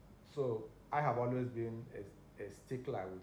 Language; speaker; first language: English; non-native, local second language; Igbo